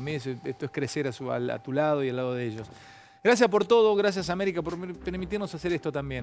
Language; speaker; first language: Spanish; native; Spanish